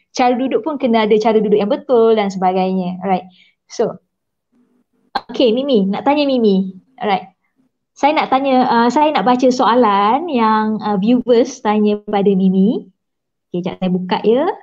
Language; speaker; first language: Malay; native; Malay